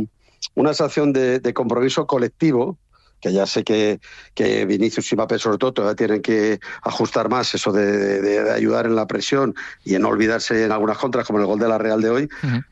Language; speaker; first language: Spanish; native; Spanish